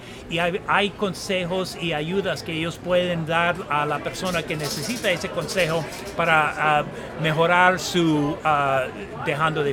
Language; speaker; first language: Spanish; non-native, fluent; English